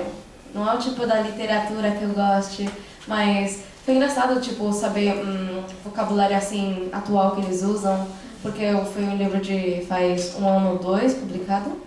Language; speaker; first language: Portuguese; early bilingual, other home language; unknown